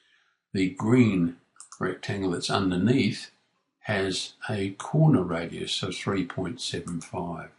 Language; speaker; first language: English; native; English